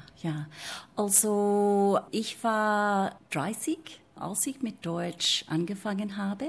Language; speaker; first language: German; non-native, fluent; English